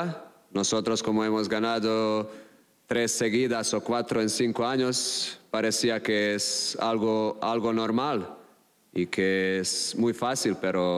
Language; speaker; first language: Spanish; non-native, fluent; Croatian